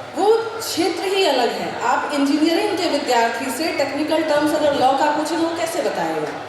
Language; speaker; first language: Hindi; non-native, local second language; Maithili